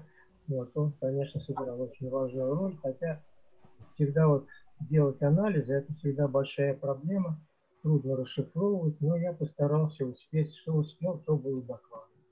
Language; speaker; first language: Russian; native; Russian